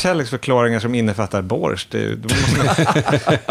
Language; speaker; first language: Swedish; native; Swedish